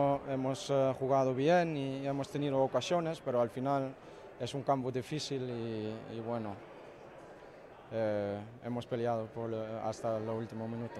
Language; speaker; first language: Spanish; non-native, fluent; Danish